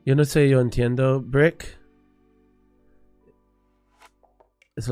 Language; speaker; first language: Spanish; non-native, learner; English